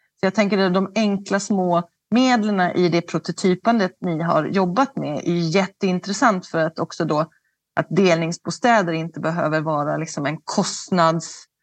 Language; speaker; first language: Swedish; native; Swedish